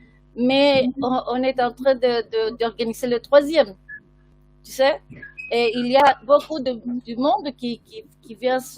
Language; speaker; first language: French; non-native, fluent; Spanish